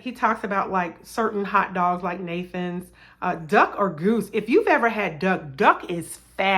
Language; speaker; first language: English; native; English